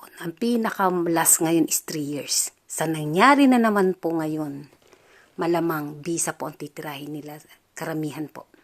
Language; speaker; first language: Filipino; native; Filipino